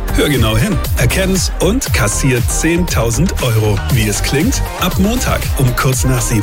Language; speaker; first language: German; native; German